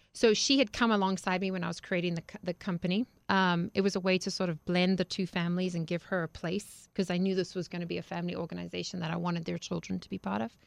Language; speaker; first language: English; native; English